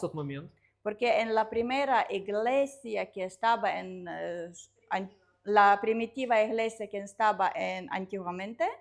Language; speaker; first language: Spanish; non-native, learner; Russian